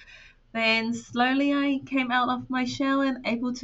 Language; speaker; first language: English; non-native, local second language; Cantonese